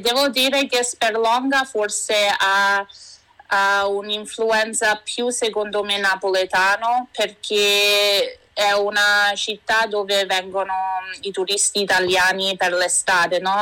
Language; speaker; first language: Italian; early bilingual, heritage; Italian